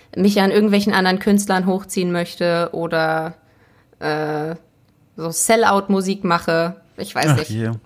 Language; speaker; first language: German; native; German